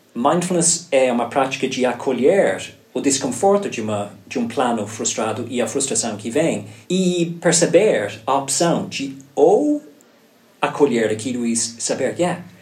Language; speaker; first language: Portuguese; non-native, fluent; English